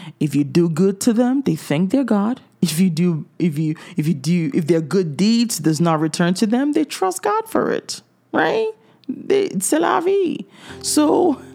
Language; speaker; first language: English; native; English